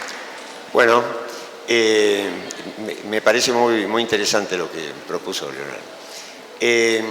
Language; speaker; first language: Spanish; non-native, fluent; Portuguese